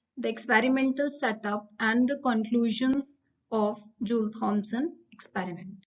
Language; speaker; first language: English; non-native, local second language; Punjabi